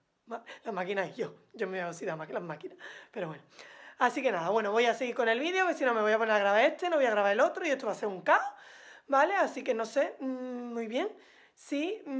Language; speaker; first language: Spanish; native; Spanish